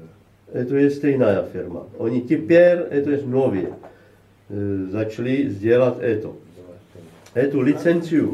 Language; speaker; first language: Russian; non-native, learner; Slovak